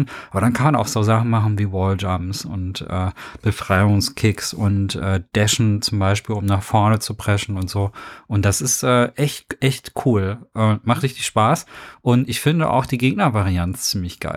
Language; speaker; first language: German; native; German